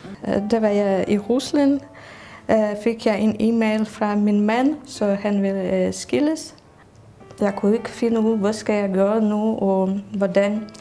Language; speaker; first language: Danish; non-native, learner; Russian